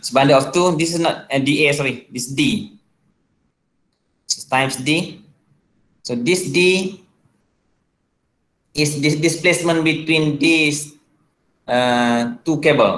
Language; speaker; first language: English; non-native, local second language; Malay